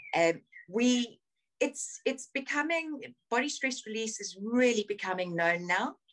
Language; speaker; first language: English; native; English